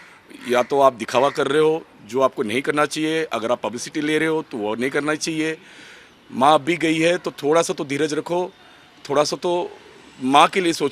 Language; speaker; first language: Hindi; native; Hindi